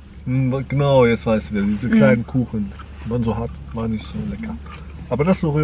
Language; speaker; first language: German; native; German